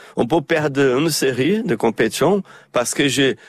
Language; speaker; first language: French; early bilingual, heritage; Portuguese